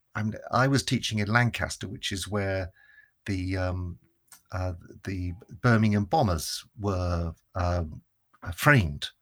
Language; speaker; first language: English; native; English